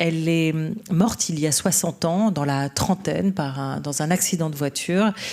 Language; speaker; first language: French; native; French